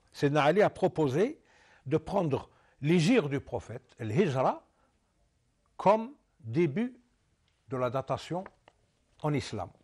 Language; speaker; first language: French; non-native, local second language; Arabic